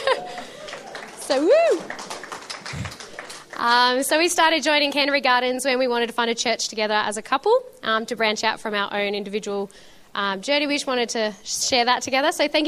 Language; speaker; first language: English; native; English